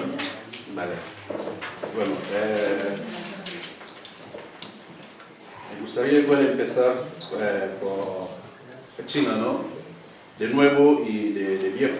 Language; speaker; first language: Spanish; non-native, fluent; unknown